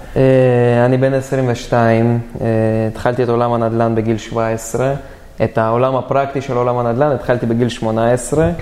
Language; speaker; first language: Hebrew; native; Hebrew